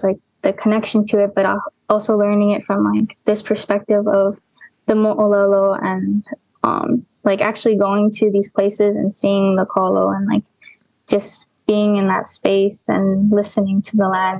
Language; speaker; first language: English; native; English